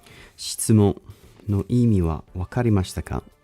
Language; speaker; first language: Japanese; non-native, learner; English